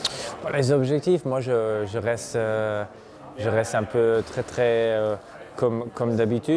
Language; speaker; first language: French; non-native, local second language; Luxembourgish